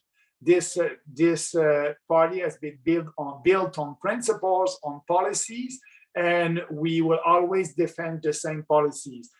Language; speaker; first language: English; non-native, local second language; French